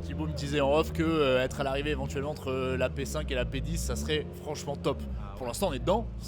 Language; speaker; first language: French; native; French